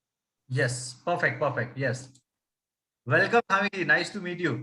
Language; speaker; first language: Hindi; native; Hindi